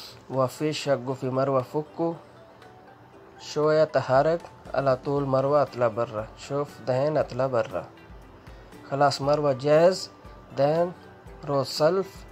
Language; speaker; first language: Arabic; non-native, learner; Urdu